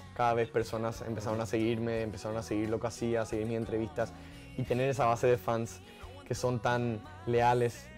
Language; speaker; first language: Spanish; native; Spanish